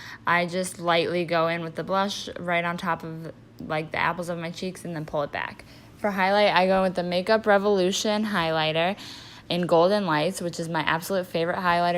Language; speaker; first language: English; native; English